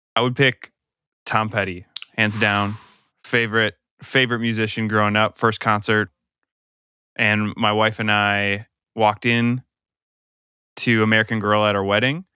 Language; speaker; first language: English; native; English